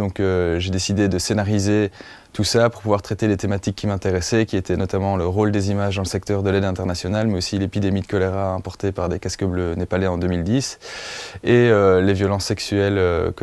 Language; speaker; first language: French; native; French